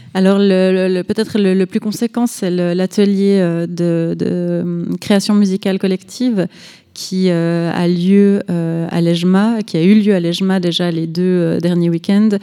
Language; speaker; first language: French; native; French